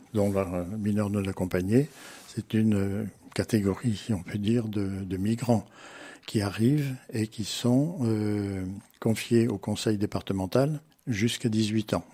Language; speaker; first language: French; native; French